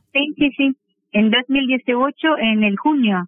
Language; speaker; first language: Spanish; non-native, fluent; Russian